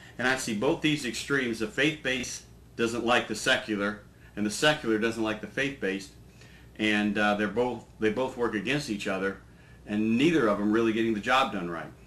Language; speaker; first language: English; native; English